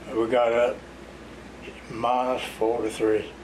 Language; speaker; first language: English; native; English